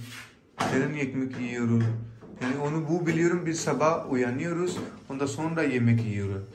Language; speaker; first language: Turkish; non-native, learner; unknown